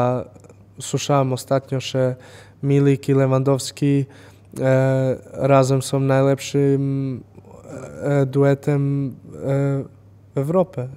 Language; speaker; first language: Polish; non-native, fluent; Serbian